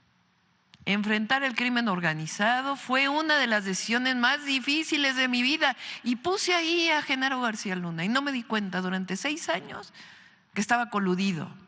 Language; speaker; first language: Spanish; native; Spanish